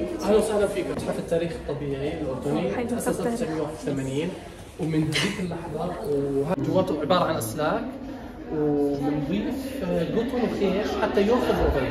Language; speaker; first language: Arabic; native; Arabic